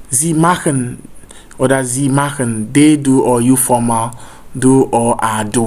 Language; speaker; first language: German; non-native, fluent; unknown